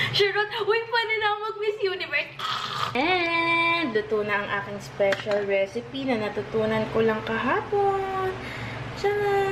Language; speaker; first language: Filipino; native; Filipino